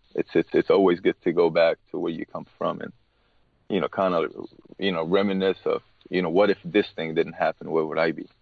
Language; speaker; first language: English; early bilingual, other home language; Arabic